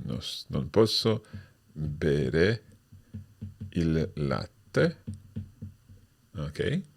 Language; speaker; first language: Italian; non-native, fluent; English